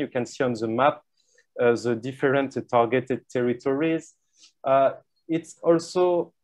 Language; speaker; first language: English; non-native, fluent; French